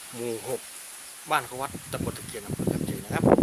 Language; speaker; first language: Thai; native; Thai